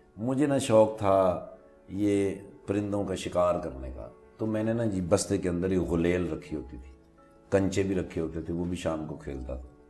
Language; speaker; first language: Urdu; non-native, local second language; Punjabi